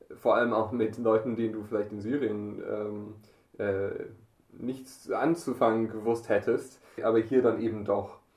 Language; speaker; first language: German; native; German